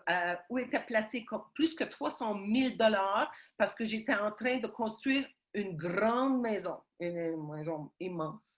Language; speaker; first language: French; early bilingual, heritage; Ukrainian